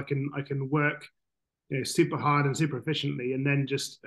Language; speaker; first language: English; native; English